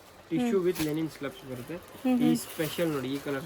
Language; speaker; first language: Kannada; native; Kannada